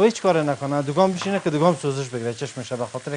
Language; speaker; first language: Persian; native; Persian